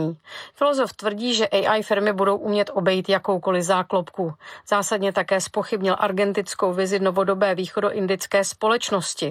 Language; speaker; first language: Czech; native; Czech